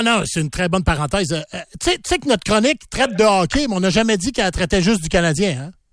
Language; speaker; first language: French; native; French